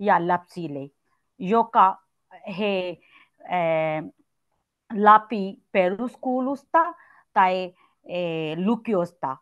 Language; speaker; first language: Finnish; non-native, learner; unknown